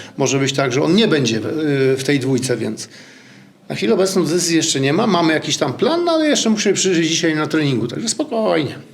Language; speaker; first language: Polish; native; Polish